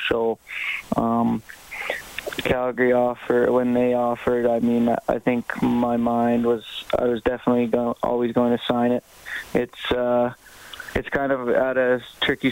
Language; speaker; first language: English; native; English